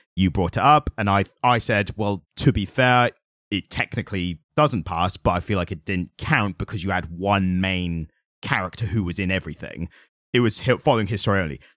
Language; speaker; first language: English; native; English